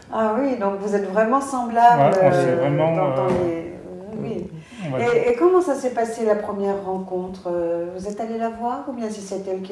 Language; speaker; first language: French; native; French